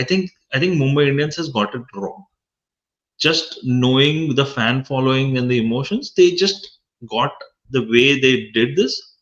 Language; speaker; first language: English; non-native, local second language; Hindi